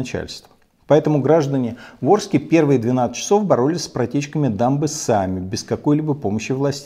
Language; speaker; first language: Russian; native; Russian